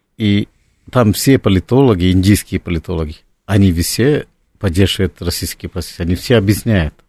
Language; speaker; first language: Russian; non-native, fluent; Malayalam